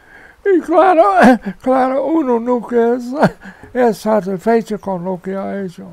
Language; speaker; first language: Spanish; non-native, fluent; English